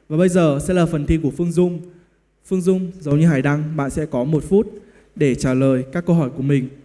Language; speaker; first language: Vietnamese; native; Vietnamese